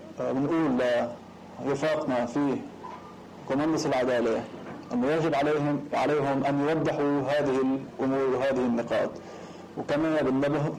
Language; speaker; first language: Arabic; non-native, local second language; Armenian